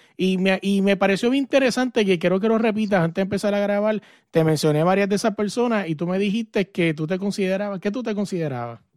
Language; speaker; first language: Spanish; native; Spanish